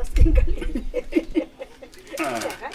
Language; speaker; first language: Spanish; native; Spanish